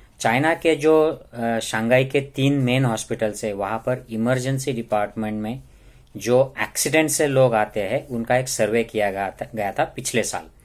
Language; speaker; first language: Hindi; non-native, local second language; Marathi